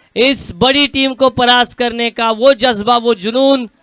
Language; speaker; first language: Hindi; non-native, local second language; Marathi